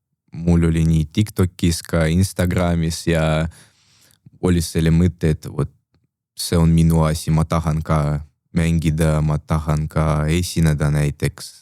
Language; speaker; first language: Estonian; non-native, local second language; Russian